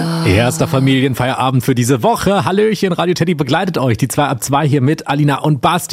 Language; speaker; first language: German; native; German